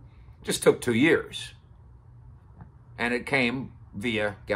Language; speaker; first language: English; native; English